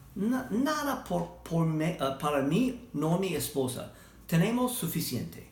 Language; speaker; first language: Spanish; non-native, learner; English